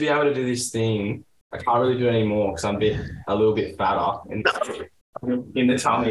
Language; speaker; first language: English; native; English